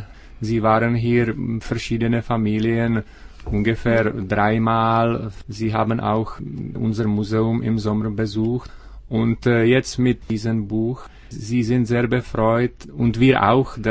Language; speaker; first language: German; non-native, learner; Czech